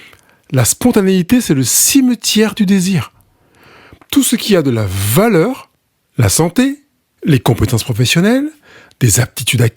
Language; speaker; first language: French; native; French